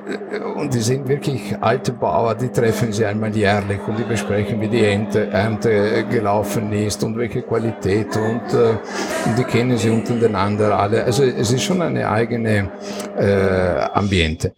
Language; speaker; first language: German; non-native, fluent; Italian